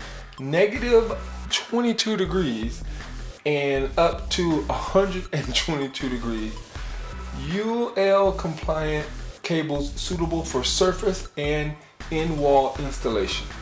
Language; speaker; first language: English; native; English